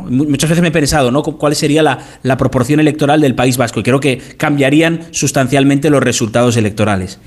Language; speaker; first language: Spanish; native; Spanish